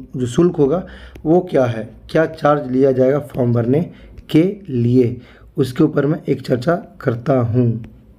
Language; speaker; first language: Hindi; native; Hindi